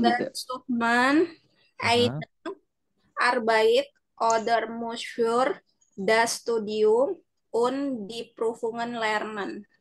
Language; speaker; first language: German; non-native, learner; Indonesian